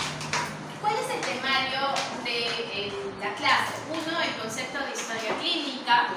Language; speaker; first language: Spanish; native; Spanish